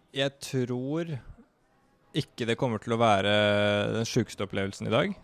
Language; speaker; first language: Norwegian; native; Norwegian